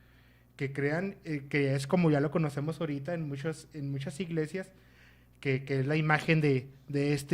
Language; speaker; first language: Spanish; native; Spanish